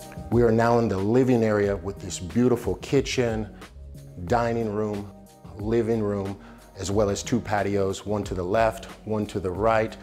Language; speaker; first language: English; native; English